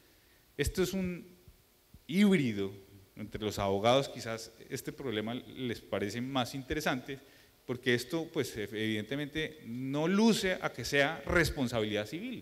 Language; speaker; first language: Spanish; native; Spanish